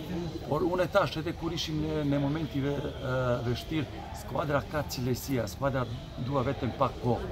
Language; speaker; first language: Albanian; non-native, learner; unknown